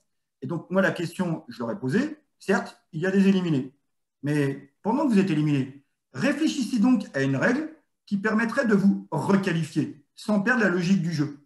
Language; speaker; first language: French; native; French